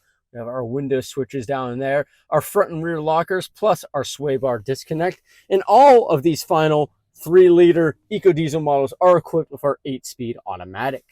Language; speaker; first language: English; native; English